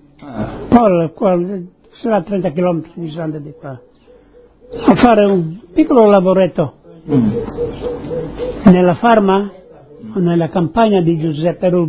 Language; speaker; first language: Italian; non-native, local second language; Friulian